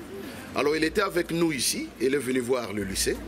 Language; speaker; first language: French; non-native, local second language; Kongo